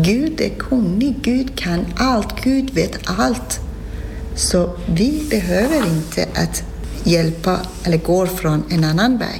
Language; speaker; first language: Swedish; non-native, learner; Persian